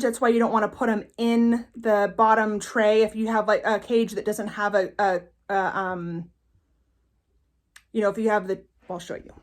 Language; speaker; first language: English; native; English